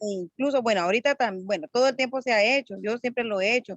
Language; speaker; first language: Spanish; native; Spanish